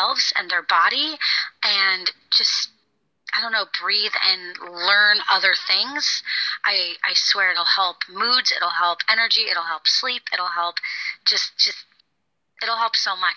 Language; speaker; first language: English; native; English